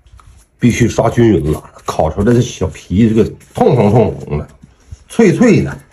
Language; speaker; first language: Chinese; native; Chinese